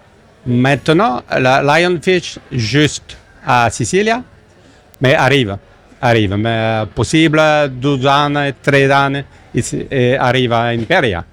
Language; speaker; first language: Italian; non-native, learner; English